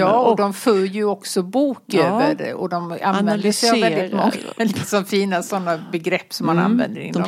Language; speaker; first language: Swedish; native; Swedish